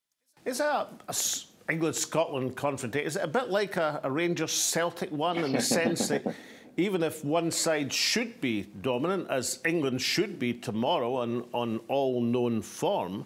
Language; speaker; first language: English; native; English